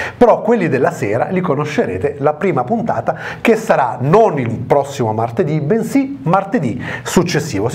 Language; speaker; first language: Italian; native; Italian